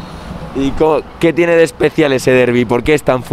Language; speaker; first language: Spanish; native; Spanish